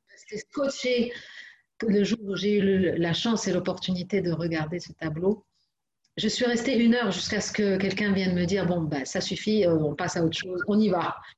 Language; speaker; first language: French; non-native, local second language; Arabic